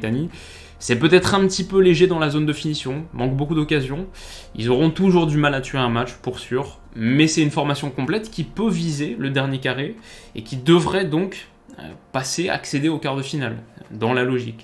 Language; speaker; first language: French; native; French